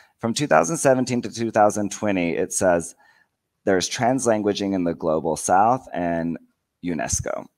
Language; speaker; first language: English; native; English